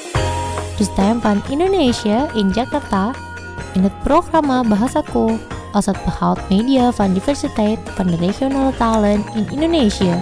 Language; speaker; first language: Dutch; non-native, learner; Indonesian